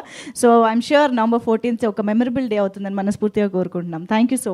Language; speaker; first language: Telugu; native; Telugu